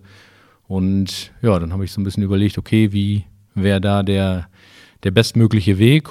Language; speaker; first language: German; native; German